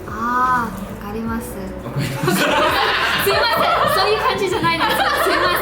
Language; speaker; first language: Japanese; non-native, learner; English